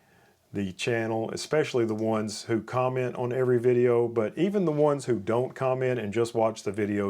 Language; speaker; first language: English; native; English